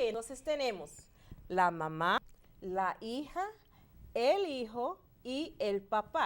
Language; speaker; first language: Spanish; non-native, learner; English